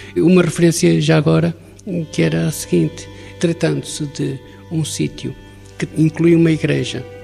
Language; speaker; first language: Portuguese; native; Portuguese